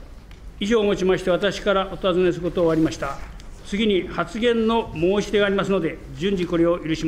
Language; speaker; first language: Japanese; native; Japanese